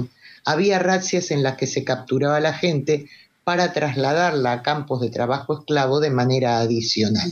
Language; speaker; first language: Spanish; native; Spanish